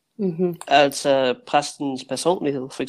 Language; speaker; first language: Danish; early bilingual, heritage; Danish